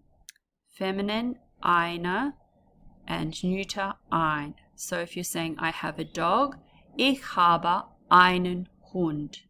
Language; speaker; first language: German; non-native, learner; English